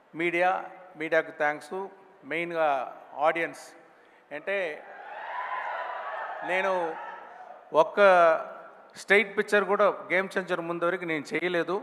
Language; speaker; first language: Telugu; non-native, fluent; Tamil